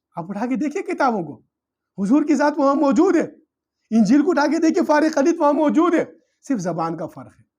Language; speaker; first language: Urdu; non-native, local second language; Pashto